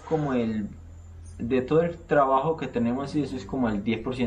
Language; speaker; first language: Spanish; native; Spanish